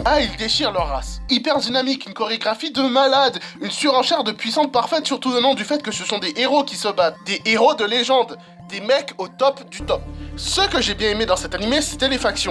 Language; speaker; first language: French; native; French